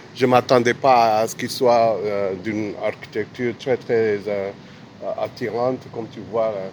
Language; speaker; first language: French; non-native, fluent; Amharic